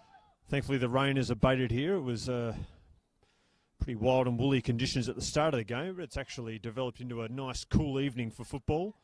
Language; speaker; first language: English; native; English